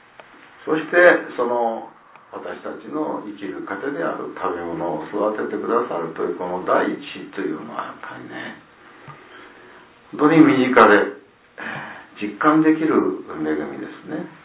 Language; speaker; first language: Japanese; native; Japanese